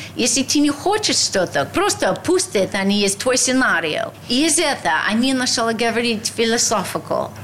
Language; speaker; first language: Russian; non-native, fluent; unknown